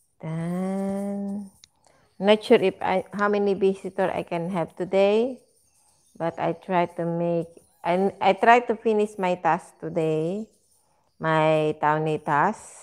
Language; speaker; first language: English; non-native, learner; Filipino